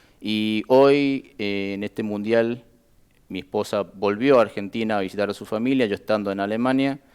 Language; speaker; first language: Spanish; native; Spanish